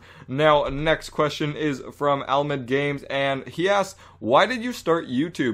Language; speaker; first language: English; native; English